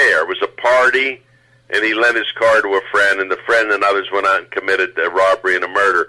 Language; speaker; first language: English; native; English